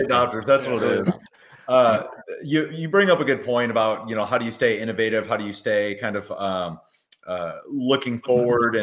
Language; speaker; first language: English; native; English